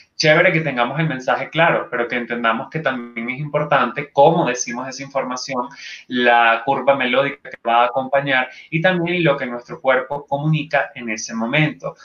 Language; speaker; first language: Spanish; native; Spanish